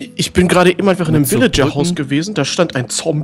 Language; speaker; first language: German; native; German